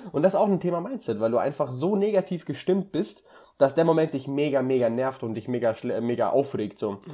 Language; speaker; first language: German; early bilingual, other home language; Russian